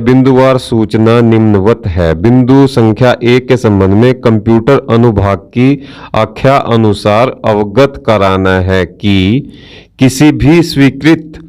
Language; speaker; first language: Hindi; native; Hindi